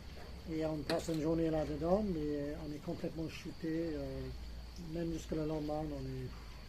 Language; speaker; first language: French; non-native, fluent; English